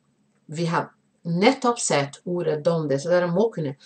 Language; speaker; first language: Norwegian; non-native, fluent; Portuguese